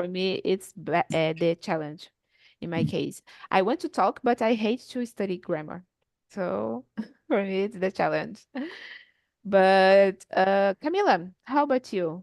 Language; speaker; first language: English; non-native, learner; Portuguese